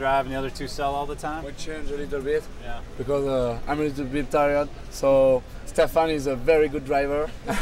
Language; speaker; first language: English; non-native, learner; French